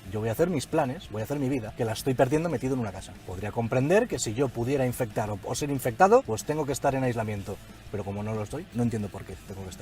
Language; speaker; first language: Spanish; native; Spanish